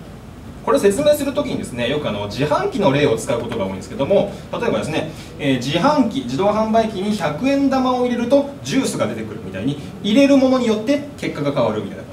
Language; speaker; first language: Japanese; native; Japanese